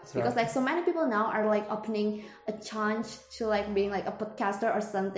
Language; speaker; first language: English; non-native, learner; Indonesian